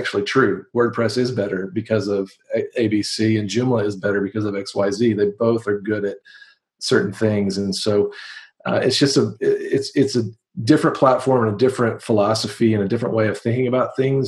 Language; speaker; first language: English; native; English